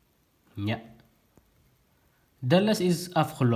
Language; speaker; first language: Dutch; non-native, fluent; Tigrinya